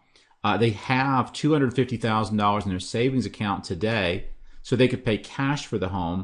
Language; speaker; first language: English; native; English